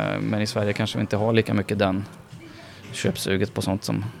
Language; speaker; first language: Swedish; native; Swedish